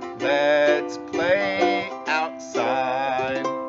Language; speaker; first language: English; native; English